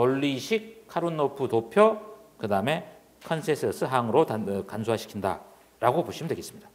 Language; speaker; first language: Korean; native; Korean